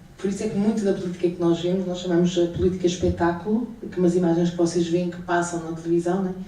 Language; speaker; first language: Portuguese; native; Portuguese